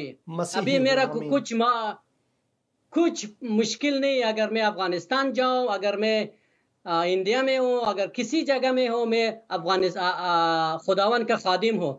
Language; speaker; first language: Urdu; non-native, learner; Persian